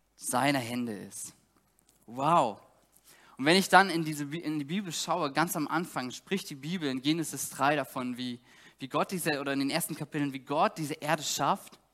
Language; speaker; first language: German; native; German